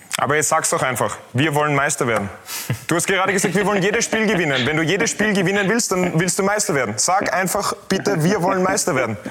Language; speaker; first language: German; native; German